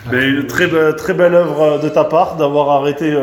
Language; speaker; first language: French; native; French